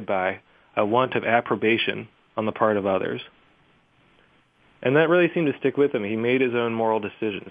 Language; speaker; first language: English; native; English